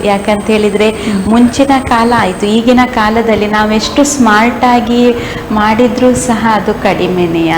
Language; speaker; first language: Kannada; non-native, local second language; Konkani